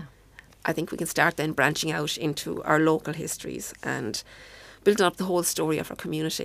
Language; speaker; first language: English; native; English